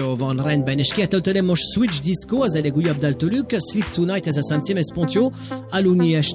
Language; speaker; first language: Hungarian; native; Hungarian